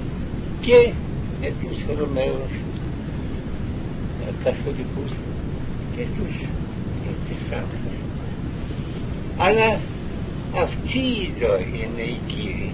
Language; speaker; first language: Greek; non-native, learner; Russian